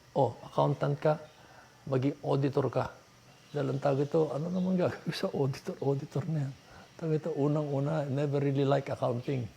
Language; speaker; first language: Filipino; non-native, local second language; Iloko